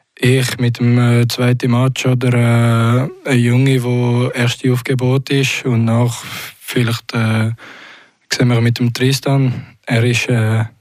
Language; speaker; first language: German; non-native, local second language; French